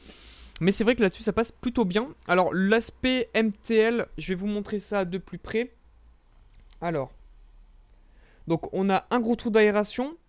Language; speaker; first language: French; native; French